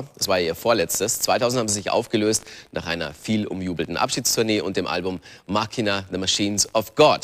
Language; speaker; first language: German; native; German